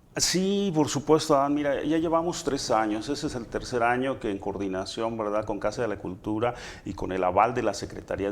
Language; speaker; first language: Spanish; native; Spanish